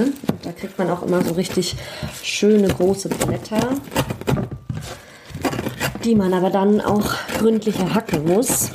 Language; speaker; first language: German; native; German